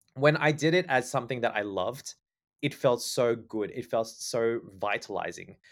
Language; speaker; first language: English; native; English